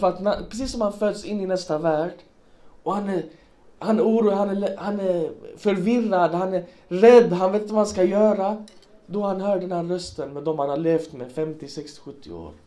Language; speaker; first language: Swedish; early bilingual, other home language; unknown